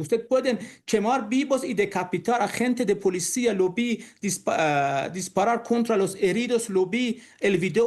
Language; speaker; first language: Spanish; non-native, learner; Persian